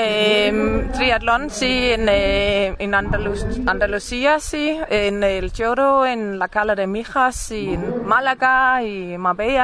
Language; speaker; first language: Spanish; non-native, learner; Danish